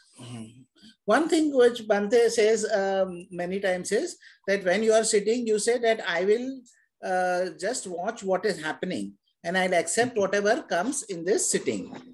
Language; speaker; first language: English; non-native, local second language; Hindi